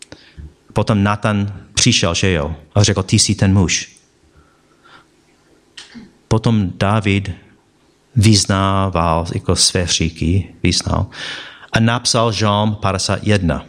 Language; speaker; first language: Czech; non-native, fluent; English